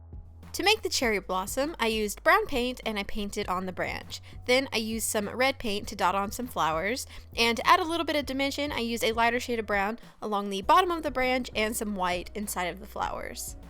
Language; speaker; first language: English; native; English